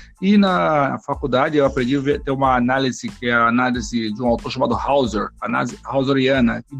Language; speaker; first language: Portuguese; native; Portuguese